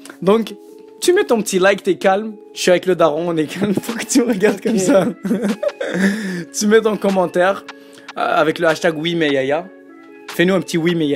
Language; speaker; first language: French; native; French